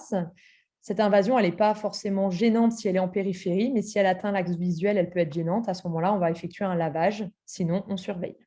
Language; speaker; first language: French; native; French